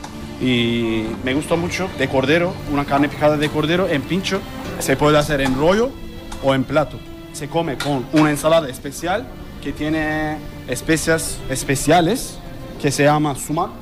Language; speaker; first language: Spanish; non-native, learner; Turkish